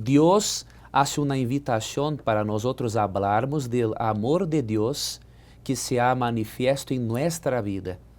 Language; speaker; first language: Spanish; non-native, learner; Portuguese